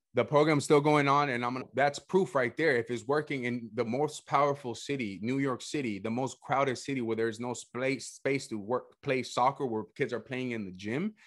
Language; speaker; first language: English; early bilingual, other home language; Spanish